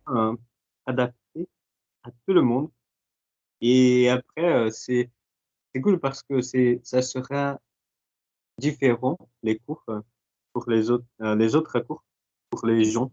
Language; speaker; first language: French; non-native, fluent; Portuguese